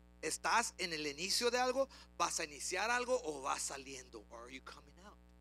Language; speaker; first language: Spanish; early bilingual, heritage; Spanish